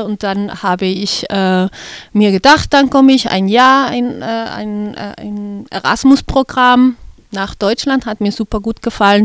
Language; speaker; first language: German; non-native, fluent; Spanish